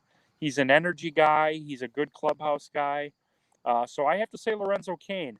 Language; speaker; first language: English; native; English